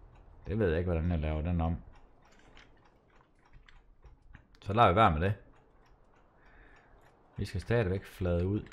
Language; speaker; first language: Danish; native; Danish